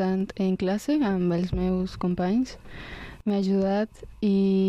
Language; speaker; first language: Catalan; non-native, learner; Spanish